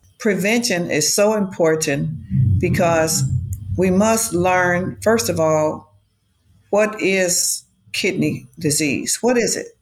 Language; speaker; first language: English; native; English